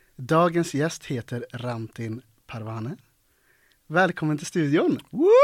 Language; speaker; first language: Swedish; native; Swedish